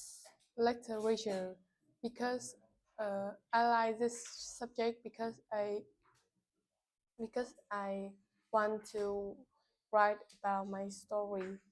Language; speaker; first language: English; non-native, learner; Vietnamese